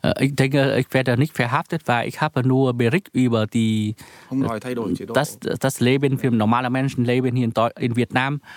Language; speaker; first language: German; non-native, learner; Vietnamese